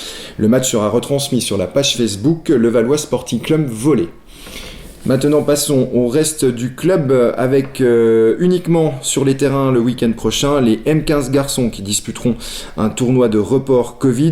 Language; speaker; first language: French; native; French